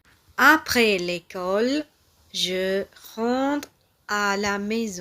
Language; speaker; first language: French; non-native, fluent; Tamil